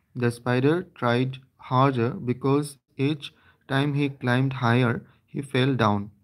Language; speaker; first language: English; non-native, local second language; Assamese